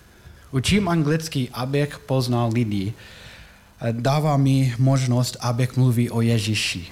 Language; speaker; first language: Czech; non-native, learner; English